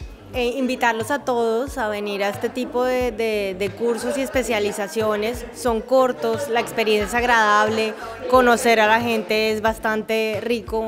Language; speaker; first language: Spanish; native; Spanish